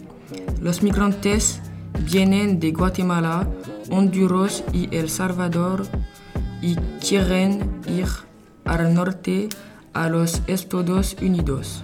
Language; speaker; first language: Spanish; non-native, learner; French